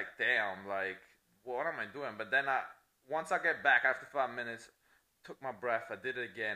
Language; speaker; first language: English; non-native, fluent; Italian